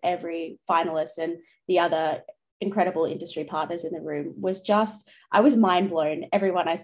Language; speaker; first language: English; native; English